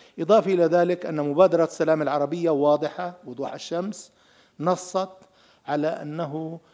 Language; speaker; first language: Arabic; native; Arabic